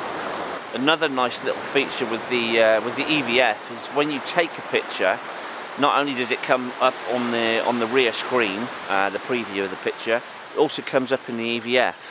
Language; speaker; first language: English; native; English